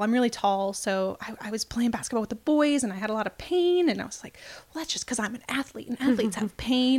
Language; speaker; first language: English; native; English